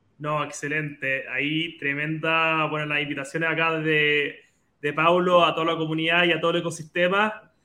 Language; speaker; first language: Spanish; native; Spanish